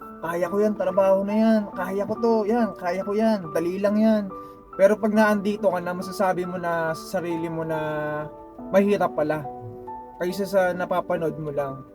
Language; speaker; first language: Filipino; native; Filipino